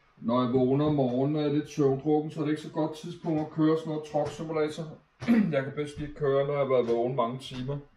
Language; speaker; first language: Danish; native; Danish